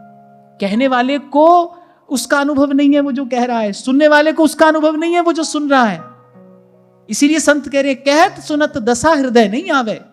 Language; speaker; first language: Hindi; native; Hindi